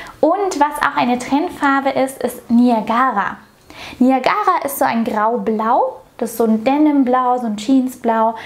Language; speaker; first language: German; native; German